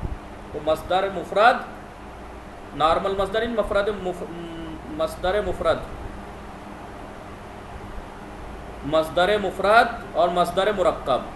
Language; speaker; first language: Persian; non-native, fluent; Urdu